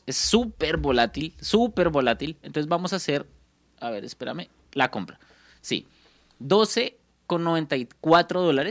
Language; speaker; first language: Spanish; native; Spanish